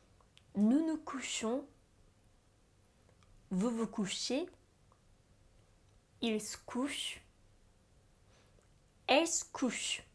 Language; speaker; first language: French; non-native, fluent; Japanese